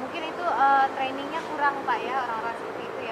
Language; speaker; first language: Indonesian; native; Indonesian